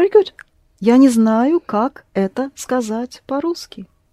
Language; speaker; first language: Russian; non-native, fluent; English